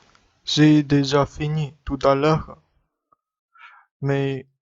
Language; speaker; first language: French; non-native, learner; Chinese